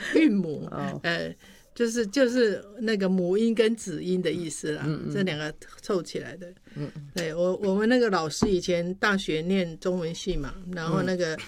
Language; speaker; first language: Chinese; native; Chinese